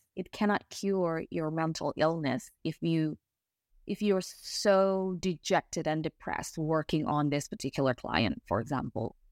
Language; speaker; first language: English; non-native, fluent; Indonesian